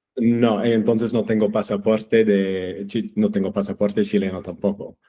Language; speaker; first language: Spanish; early bilingual, heritage; English